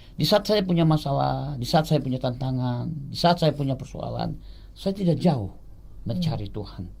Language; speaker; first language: Indonesian; non-native, local second language; Achinese